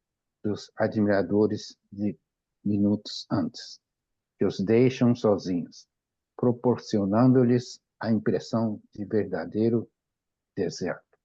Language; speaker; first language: Portuguese; non-native, fluent; Japanese